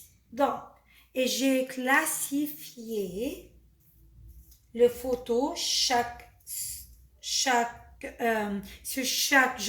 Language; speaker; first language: French; non-native, fluent; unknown